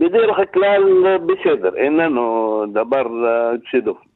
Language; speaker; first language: Hebrew; non-native, learner; Arabic